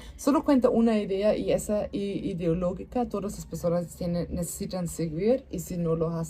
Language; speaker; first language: Spanish; non-native, learner; German